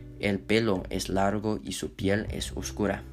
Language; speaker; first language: Spanish; non-native, learner; English